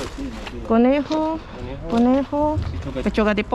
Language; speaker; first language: Spanish; non-native, learner; Filipino